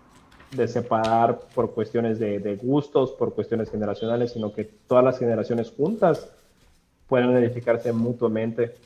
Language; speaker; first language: Spanish; native; Spanish